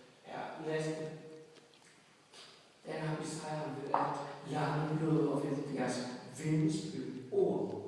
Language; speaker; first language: Danish; non-native, fluent; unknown